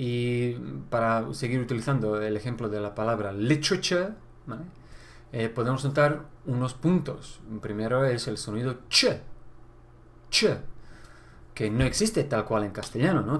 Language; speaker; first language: Spanish; non-native, fluent; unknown